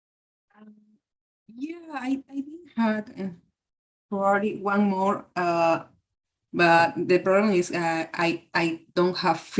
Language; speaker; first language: English; non-native, learner; Spanish